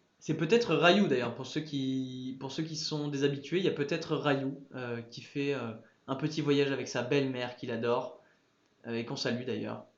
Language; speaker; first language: French; early bilingual, other home language; English